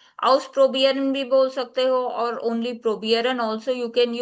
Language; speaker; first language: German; non-native, learner; Hindi